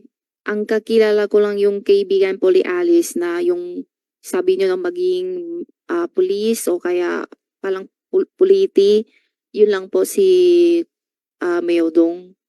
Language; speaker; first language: Filipino; non-native, learner; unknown